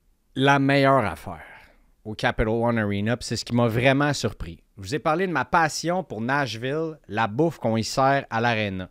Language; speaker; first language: French; native; French